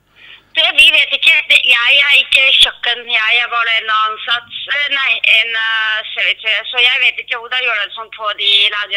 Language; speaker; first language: Norwegian; non-native, learner; Chinese